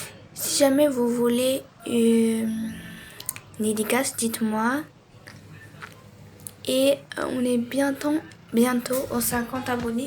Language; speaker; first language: French; native; French